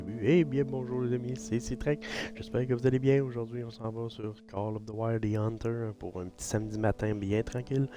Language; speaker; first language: French; native; French